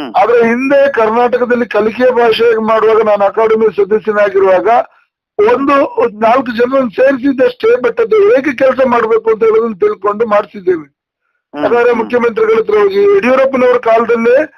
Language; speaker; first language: Kannada; non-native, local second language; Tulu